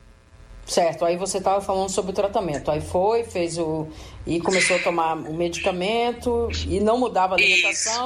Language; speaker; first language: Portuguese; native; Portuguese